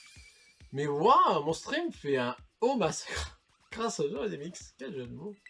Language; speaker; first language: French; native; French